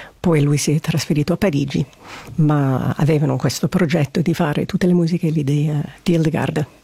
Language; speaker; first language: Italian; non-native, fluent; English